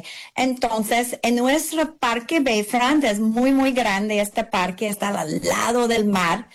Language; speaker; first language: Spanish; early bilingual, heritage; English